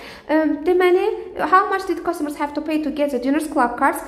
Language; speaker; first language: English; non-native, fluent; Azerbaijani